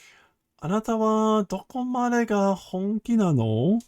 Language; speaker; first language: Japanese; non-native, learner; English